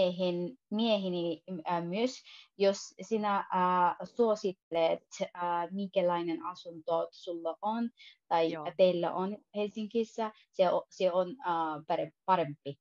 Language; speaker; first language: Finnish; non-native, learner; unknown